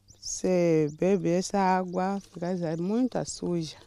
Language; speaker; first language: Portuguese; non-native, local second language; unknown